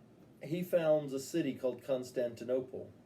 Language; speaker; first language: English; native; English